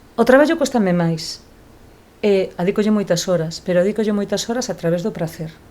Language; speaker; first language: Galician; non-native, local second language; Spanish